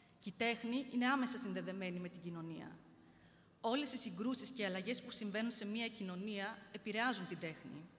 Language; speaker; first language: Greek; early bilingual, heritage; Greek